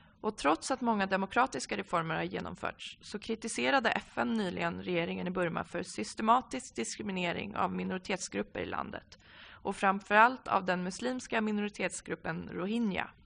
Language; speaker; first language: Swedish; native; Swedish